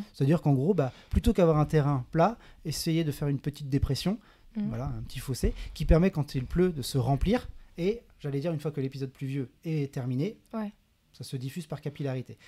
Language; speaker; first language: French; native; French